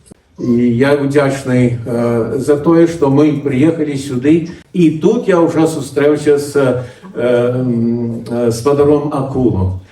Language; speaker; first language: Belarusian; early bilingual, heritage; Belarusian